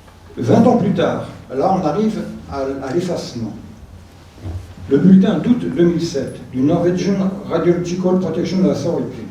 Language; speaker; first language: French; native; French